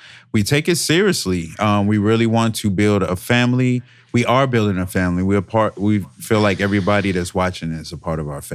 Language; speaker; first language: English; native; English